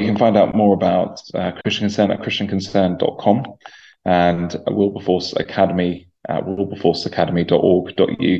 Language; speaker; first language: English; native; English